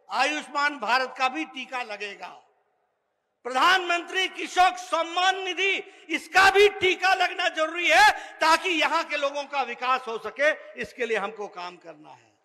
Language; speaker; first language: Hindi; native; Hindi